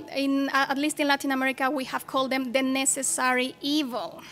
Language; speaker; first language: English; non-native, fluent; Spanish